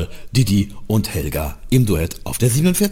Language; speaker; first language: German; native; German